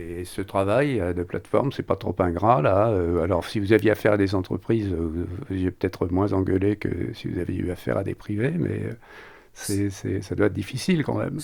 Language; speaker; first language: French; native; French